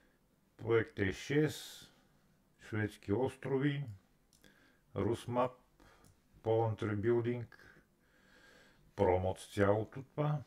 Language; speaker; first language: Bulgarian; native; Bulgarian